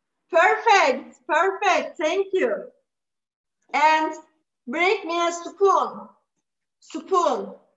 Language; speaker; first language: English; non-native, fluent; Turkish